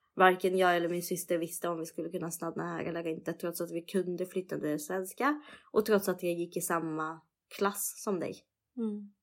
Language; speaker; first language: Swedish; early bilingual, other home language; Russian